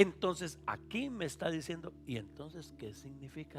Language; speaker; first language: Spanish; native; Spanish